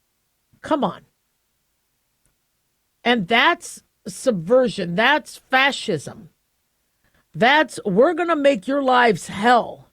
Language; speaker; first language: English; native; English